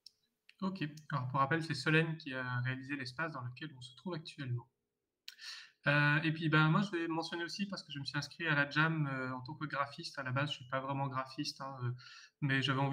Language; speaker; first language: French; native; French